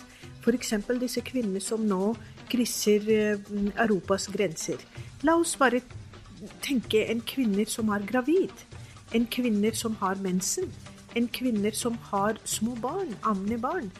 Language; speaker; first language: Norwegian; non-native, fluent; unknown